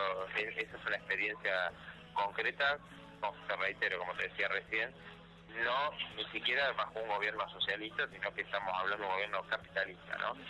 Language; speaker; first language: Spanish; native; Spanish